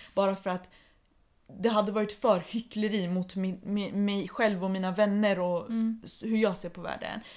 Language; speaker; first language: Swedish; early bilingual, other home language; Persian